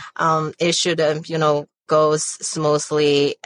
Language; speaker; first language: English; non-native, fluent; Chinese